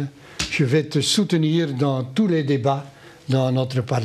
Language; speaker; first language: French; non-native, local second language; Dutch